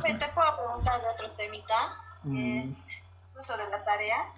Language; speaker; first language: Spanish; native; Spanish